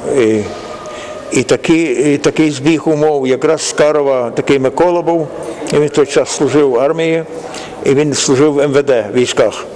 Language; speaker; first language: Ukrainian; native; Ukrainian